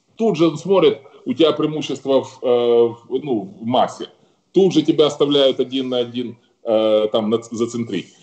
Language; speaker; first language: Russian; native; Russian